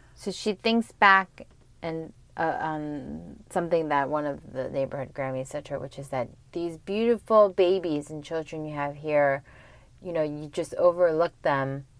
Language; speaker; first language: English; early bilingual, other home language; Korean